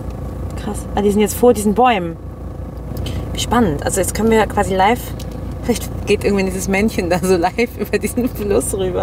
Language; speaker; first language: German; native; German